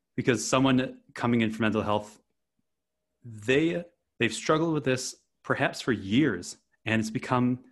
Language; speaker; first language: English; native; English